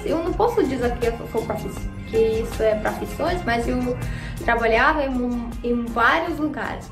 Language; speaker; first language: Portuguese; non-native, fluent; Russian